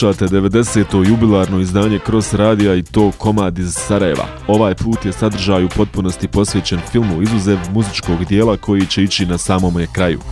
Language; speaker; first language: Croatian; native; Croatian